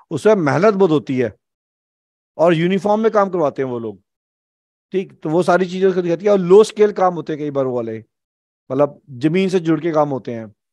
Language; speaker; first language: Hindi; native; Hindi